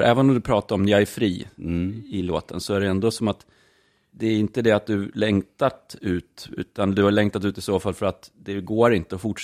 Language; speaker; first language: Swedish; native; Swedish